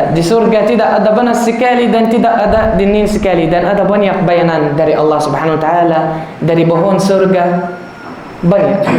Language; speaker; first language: Indonesian; non-native, learner; Arabic